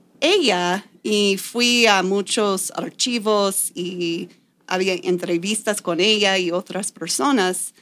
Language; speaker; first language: Spanish; non-native, fluent; English